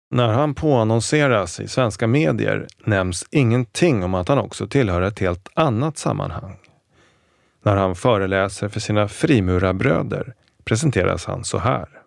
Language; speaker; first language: Swedish; native; Swedish